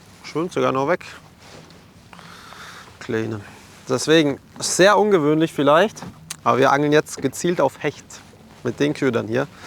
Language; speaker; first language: German; native; German